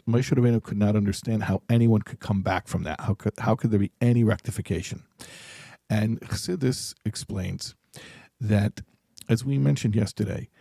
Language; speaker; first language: English; native; English